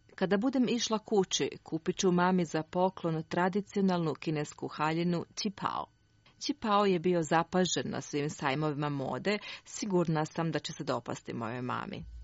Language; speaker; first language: Croatian; native; Croatian